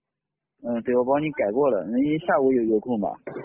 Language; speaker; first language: Chinese; native; Chinese